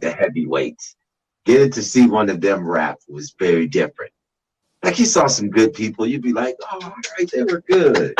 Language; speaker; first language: English; native; English